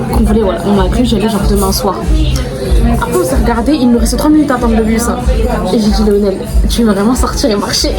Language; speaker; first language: French; native; French